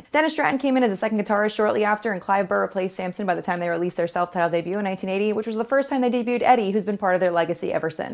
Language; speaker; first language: English; native; English